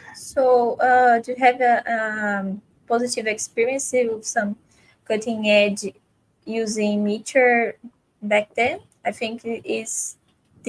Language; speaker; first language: English; non-native, fluent; Portuguese